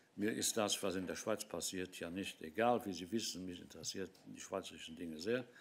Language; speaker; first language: German; non-native, local second language; Luxembourgish